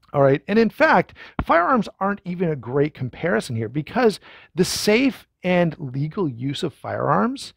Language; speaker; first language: English; native; English